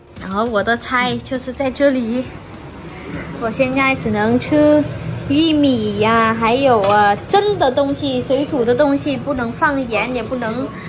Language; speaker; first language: Chinese; non-native, fluent; Vietnamese